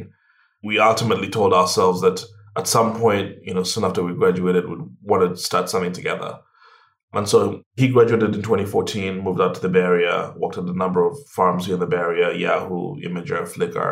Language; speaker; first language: English; non-native, local second language; Ganda